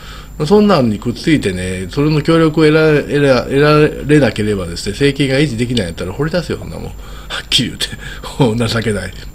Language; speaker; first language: Japanese; native; Japanese